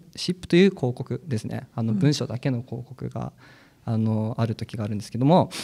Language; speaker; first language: Japanese; native; Japanese